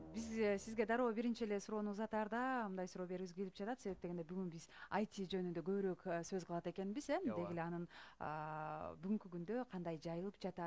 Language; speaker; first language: Kyrgyz; native; Kyrgyz